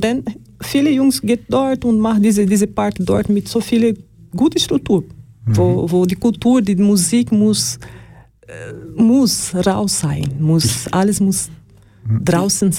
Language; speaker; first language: German; non-native, learner; Portuguese